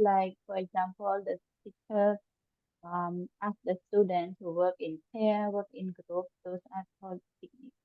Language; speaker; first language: English; non-native, learner; Khmer